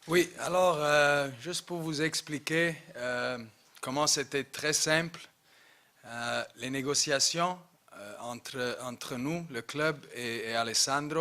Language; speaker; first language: French; non-native, local second language; English